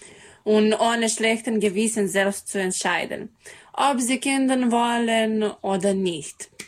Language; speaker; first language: German; non-native, learner; Serbian